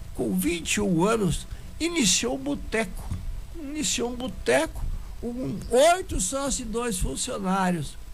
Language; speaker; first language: Portuguese; non-native, local second language; German